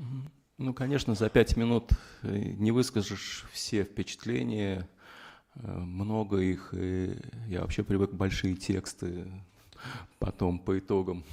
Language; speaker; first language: Russian; native; Russian